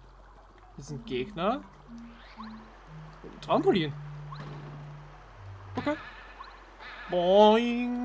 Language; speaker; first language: German; native; German